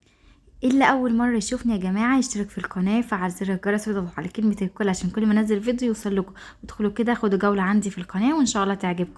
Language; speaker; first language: Arabic; native; Arabic